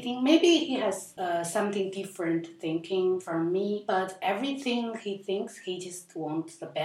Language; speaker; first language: English; non-native, learner; Chinese